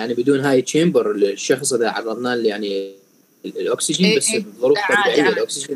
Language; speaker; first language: Arabic; native; Arabic